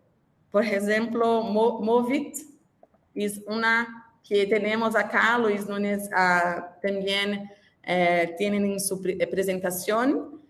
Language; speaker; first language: Spanish; non-native, learner; Portuguese